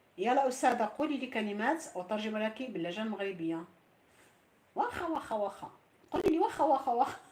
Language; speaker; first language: Arabic; native; Arabic